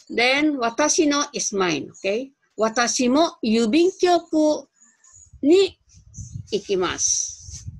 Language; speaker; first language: Filipino; native; Filipino